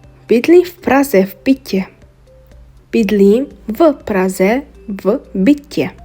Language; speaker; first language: Czech; non-native, learner; Mongolian